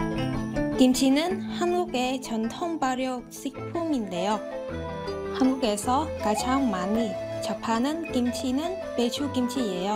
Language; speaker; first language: Korean; non-native, fluent; Vietnamese